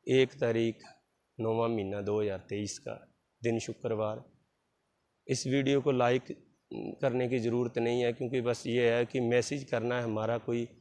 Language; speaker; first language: Hindi; non-native, local second language; Punjabi